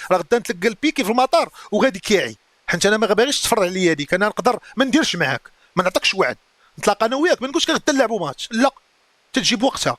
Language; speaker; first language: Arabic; native; Arabic